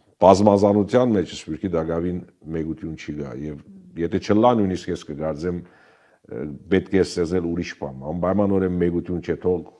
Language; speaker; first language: Armenian; early bilingual, heritage; Armenian